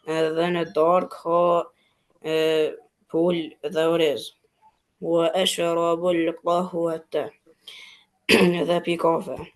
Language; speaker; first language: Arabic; non-native, learner; Albanian